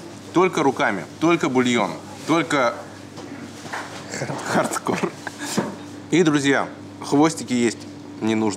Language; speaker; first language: Russian; native; Russian